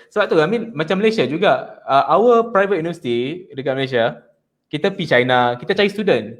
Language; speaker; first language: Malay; native; Malay